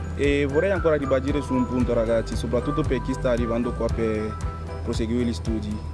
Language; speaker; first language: Italian; non-native, fluent; French